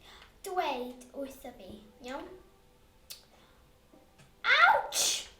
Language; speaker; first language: Welsh; non-native, local second language; English